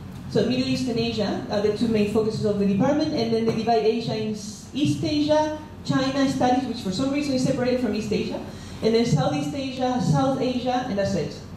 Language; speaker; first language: English; non-native, fluent; Spanish